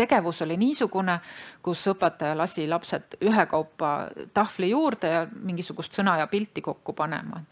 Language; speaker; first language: Estonian; native; Estonian